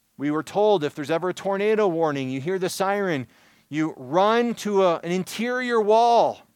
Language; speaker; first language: English; native; English